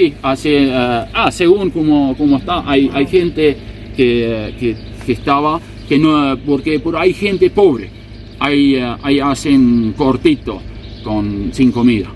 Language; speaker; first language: Spanish; non-native, local second language; Plautdietsch